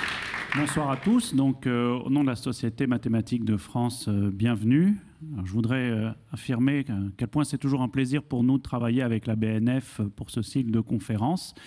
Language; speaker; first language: French; native; French